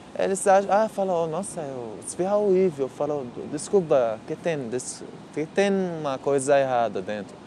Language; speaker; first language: Portuguese; non-native, learner; Arabic